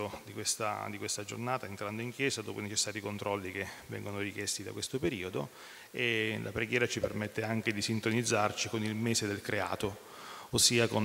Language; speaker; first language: Italian; native; Italian